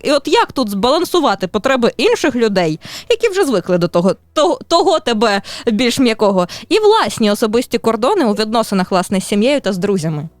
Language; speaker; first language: Ukrainian; native; Ukrainian